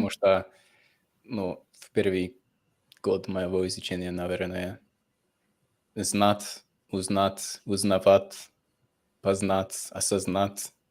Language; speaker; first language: Russian; non-native, fluent; English